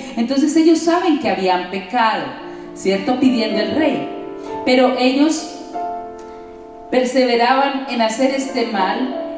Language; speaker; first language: Spanish; native; Spanish